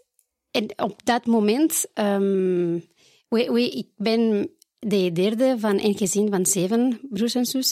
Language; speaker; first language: Dutch; non-native, fluent; Spanish